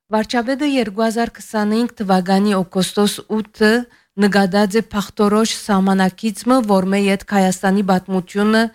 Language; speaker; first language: Armenian; early bilingual, heritage; Armenian